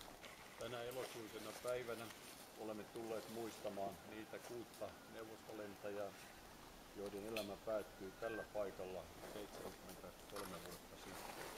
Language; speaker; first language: Finnish; native; Finnish